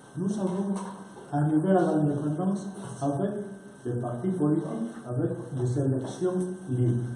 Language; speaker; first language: French; non-native, learner; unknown